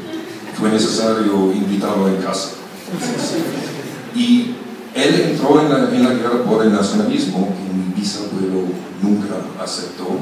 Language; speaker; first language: Spanish; non-native, fluent; German